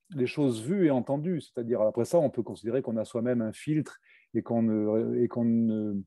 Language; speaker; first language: French; native; French